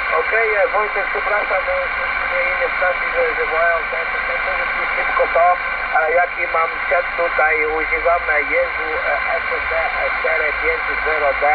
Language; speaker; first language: Polish; non-native, learner; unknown